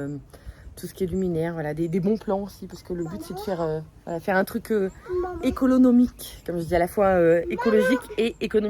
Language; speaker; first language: French; native; French